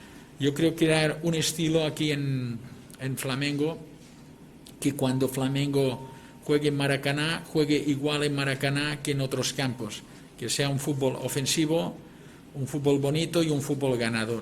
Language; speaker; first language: Spanish; non-native, local second language; Catalan